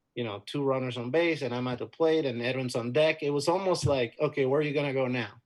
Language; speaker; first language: English; non-native, fluent; Spanish